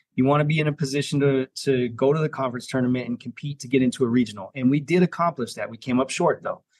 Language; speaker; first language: English; native; English